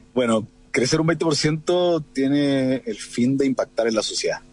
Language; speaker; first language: Spanish; native; Spanish